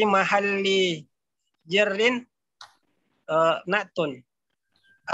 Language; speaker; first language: Arabic; non-native, learner; Indonesian